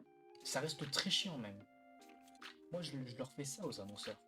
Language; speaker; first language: French; native; French